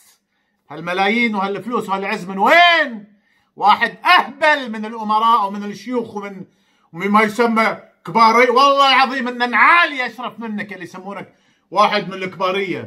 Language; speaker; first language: Arabic; native; Arabic